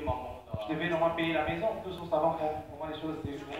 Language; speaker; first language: French; non-native, local second language; Lingala